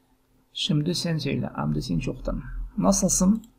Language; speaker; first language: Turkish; non-native, learner; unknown